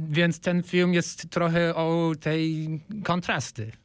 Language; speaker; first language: Polish; non-native, fluent; English